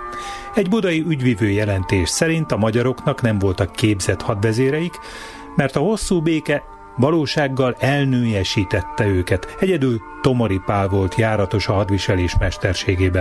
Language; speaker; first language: Hungarian; native; Hungarian